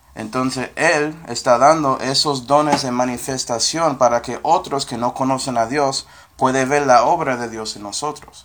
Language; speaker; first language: Spanish; non-native, fluent; English